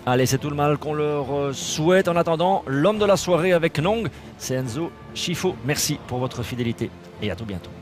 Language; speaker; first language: French; native; French